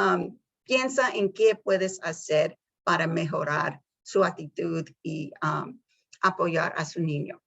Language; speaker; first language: Spanish; early bilingual, heritage; Spanish